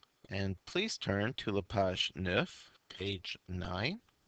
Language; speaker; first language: French; non-native, fluent; English